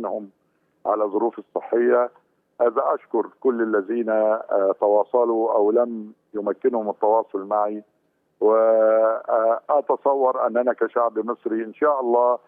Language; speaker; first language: Arabic; native; Arabic